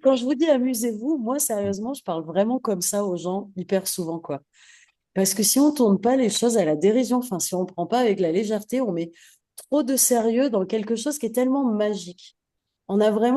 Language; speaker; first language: French; native; French